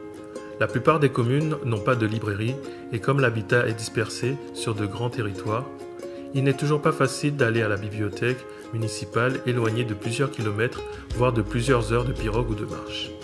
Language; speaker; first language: French; native; French